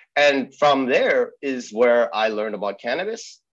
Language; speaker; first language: English; early bilingual, other home language; Persian